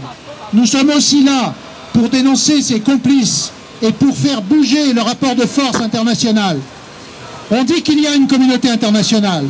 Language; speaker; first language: French; native; French